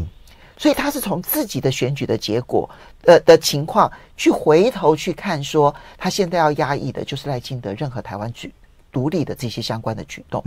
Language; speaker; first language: Chinese; native; Chinese